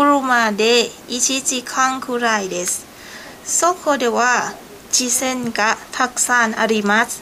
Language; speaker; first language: Japanese; non-native, learner; Thai